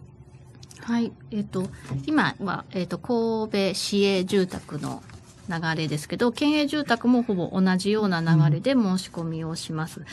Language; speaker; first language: Japanese; native; Japanese